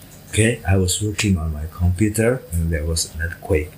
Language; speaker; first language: English; non-native, fluent; Indonesian